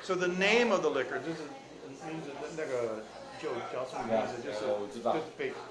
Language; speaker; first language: Chinese; non-native, learner; English